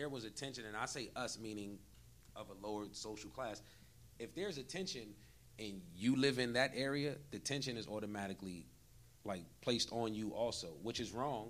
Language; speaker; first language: English; native; English